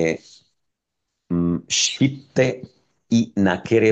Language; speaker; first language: Japanese; non-native, learner; Spanish